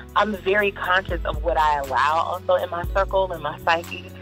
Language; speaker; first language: English; native; English